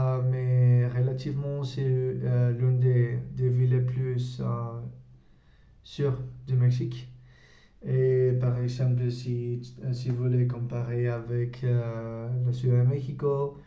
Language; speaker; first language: French; non-native, learner; Spanish